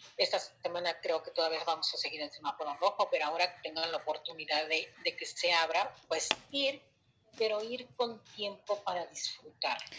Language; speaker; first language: Spanish; native; Spanish